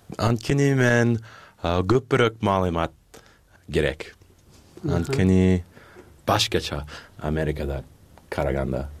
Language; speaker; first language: Kyrgyz; non-native, learner; English